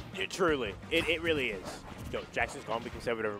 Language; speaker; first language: English; native; English